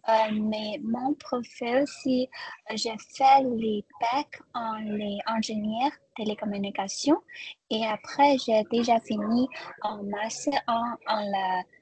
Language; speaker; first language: French; non-native, learner; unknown